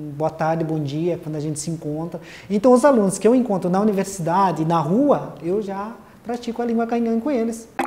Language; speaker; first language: Portuguese; non-native, local second language; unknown